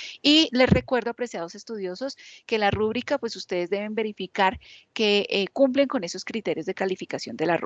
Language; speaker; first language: Spanish; native; Spanish